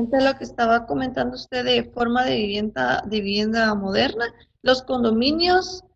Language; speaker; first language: Spanish; native; Spanish